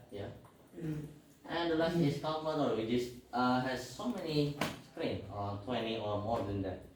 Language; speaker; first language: English; non-native, learner; Indonesian